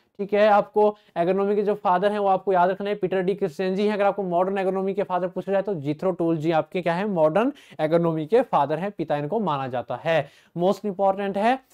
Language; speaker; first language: Hindi; native; Hindi